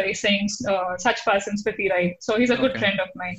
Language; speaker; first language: English; non-native, local second language; Tulu